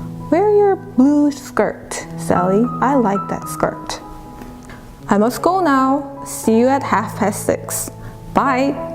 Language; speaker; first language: English; non-native, fluent; Korean